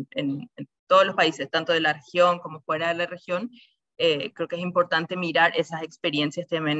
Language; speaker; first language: Spanish; native; Spanish